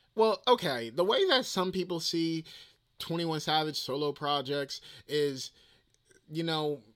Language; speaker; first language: English; native; English